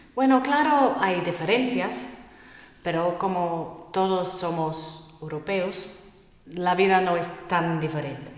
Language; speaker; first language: Spanish; non-native, fluent; English